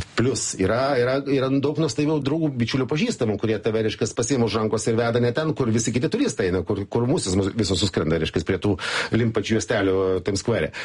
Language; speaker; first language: Lithuanian; native; Lithuanian